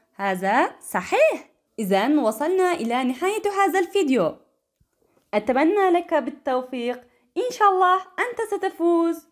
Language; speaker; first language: Arabic; non-native, learner; Turkish